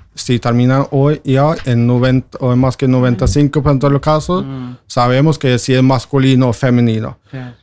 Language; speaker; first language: Spanish; non-native, fluent; Norwegian